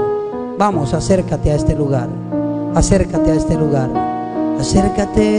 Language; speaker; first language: Spanish; native; Spanish